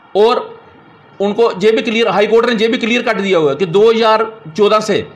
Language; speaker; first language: Hindi; native; Hindi